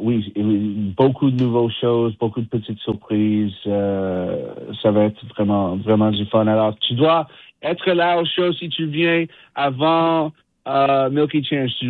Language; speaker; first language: French; non-native, local second language; English